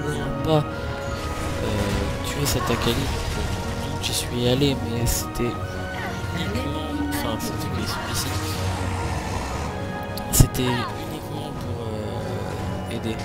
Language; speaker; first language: French; native; French